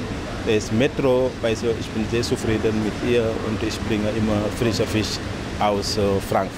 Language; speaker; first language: German; non-native, learner; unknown